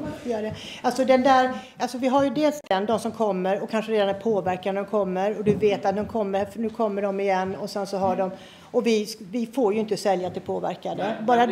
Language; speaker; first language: Swedish; native; Swedish